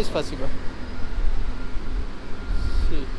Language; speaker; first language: Russian; non-native, learner; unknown